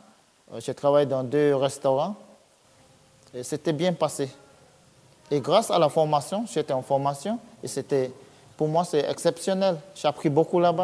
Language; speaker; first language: French; non-native, learner; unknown